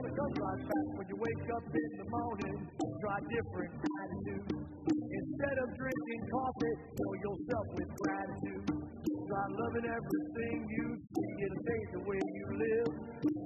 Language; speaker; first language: English; native; English